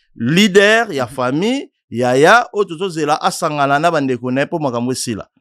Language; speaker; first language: Lingala; non-native, local second language; Kongo